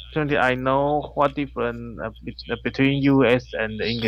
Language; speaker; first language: English; non-native, learner; Chinese